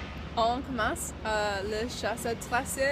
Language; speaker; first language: French; non-native, learner; English